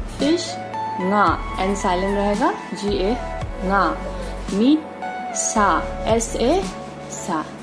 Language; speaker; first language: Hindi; non-native, local second language; Manipuri